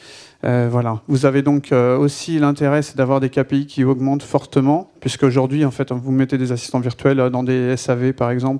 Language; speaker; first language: French; native; French